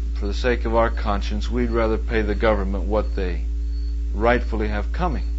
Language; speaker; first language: English; native; English